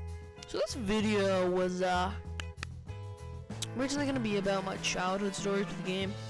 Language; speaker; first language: English; native; English